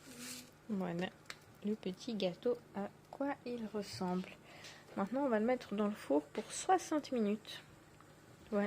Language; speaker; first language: French; native; French